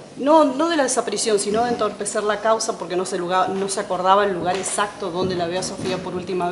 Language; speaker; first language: Spanish; native; Spanish